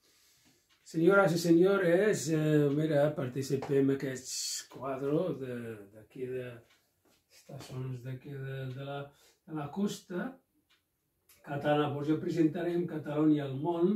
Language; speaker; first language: Catalan; non-native, local second language; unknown